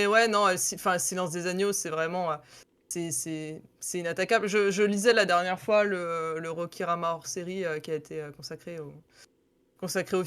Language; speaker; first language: French; native; French